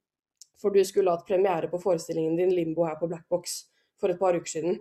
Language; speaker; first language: Norwegian; native; Norwegian